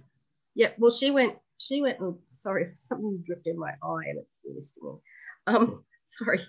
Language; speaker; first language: English; native; English